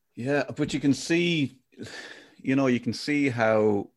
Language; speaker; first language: English; native; English